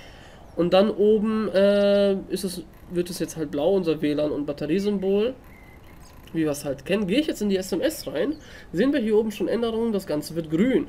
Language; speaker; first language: German; native; German